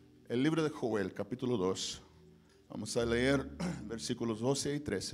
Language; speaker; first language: Spanish; early bilingual, heritage; Spanish